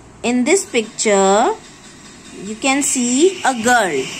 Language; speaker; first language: English; non-native, local second language; Hindi